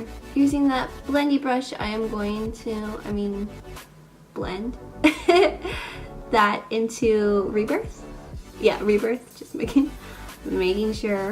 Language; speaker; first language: English; native; English